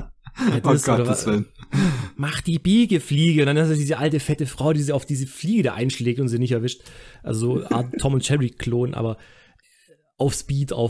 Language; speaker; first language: German; native; German